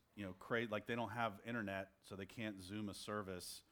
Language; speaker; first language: English; native; English